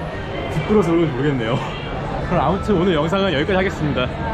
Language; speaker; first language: Korean; native; Korean